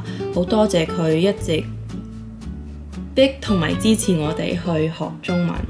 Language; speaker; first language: Chinese; early bilingual, heritage; Cantonese